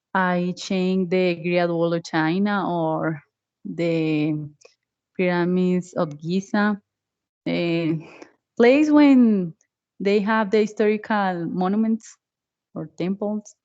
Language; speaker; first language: English; non-native, learner; Spanish